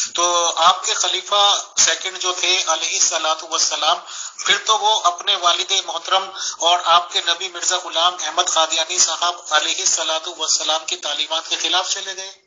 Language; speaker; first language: Urdu; non-native, local second language; Hindi